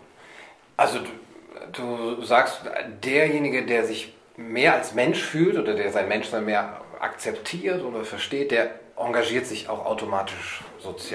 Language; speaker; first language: German; native; German